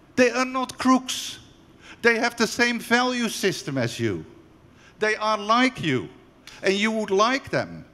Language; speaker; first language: English; non-native, fluent; Dutch